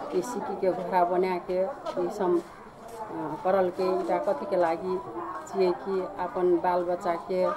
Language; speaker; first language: Maithili; non-native, local second language; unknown